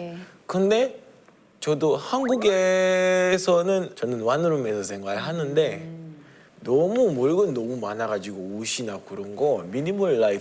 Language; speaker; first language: Korean; non-native, fluent; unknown